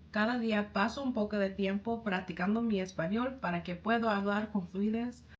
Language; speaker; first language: Spanish; non-native, learner; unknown